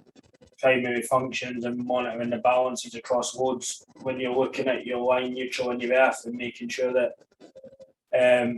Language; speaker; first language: English; native; English